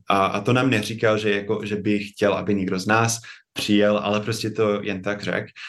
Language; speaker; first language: Czech; non-native, fluent; English